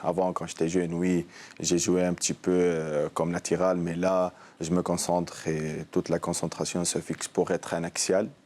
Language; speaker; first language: French; non-native, local second language; Arabic